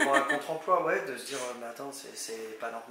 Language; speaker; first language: French; native; French